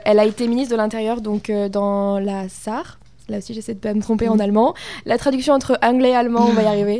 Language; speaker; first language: French; native; French